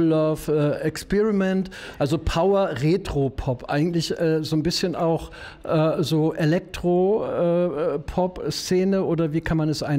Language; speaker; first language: German; native; German